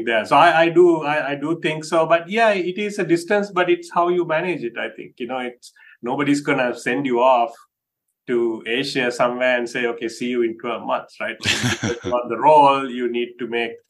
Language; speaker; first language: English; non-native, local second language; Sinhala